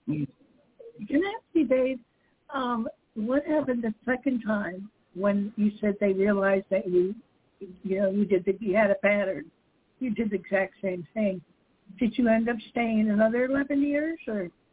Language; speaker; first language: English; early bilingual, other home language; Dutch